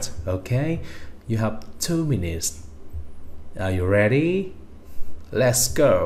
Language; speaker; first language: English; non-native, fluent; Vietnamese